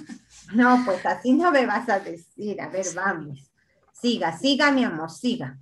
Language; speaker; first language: Spanish; native; Spanish